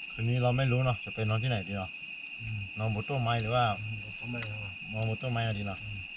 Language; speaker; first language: Thai; non-native, local second language; Karen languages